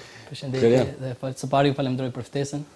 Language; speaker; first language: Albanian; native; Albanian